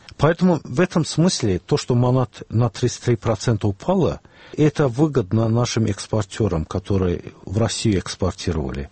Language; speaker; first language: Russian; non-native, local second language; Azerbaijani